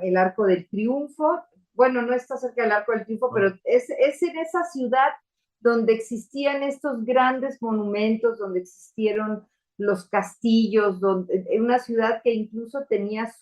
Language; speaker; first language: Spanish; native; Spanish